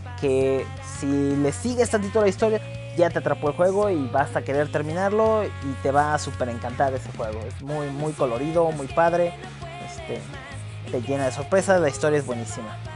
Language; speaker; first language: Spanish; native; Spanish